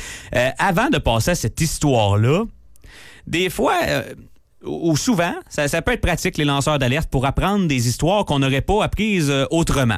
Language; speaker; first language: French; native; French